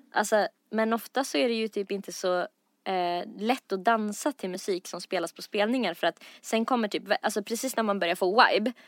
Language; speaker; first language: Swedish; native; Swedish